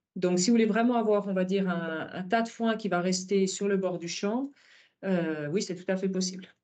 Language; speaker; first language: French; native; French